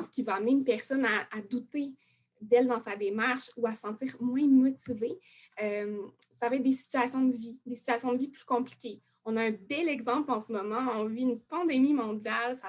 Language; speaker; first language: French; native; French